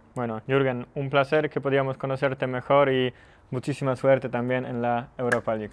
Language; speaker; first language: Spanish; non-native, fluent; Polish